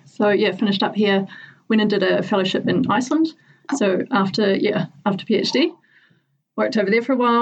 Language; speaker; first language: English; native; English